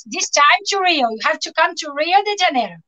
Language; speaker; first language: English; non-native, learner; Portuguese